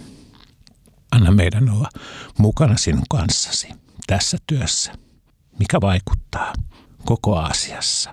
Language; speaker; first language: Finnish; native; Finnish